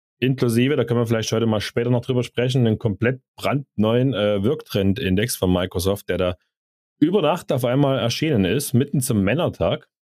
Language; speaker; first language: German; native; German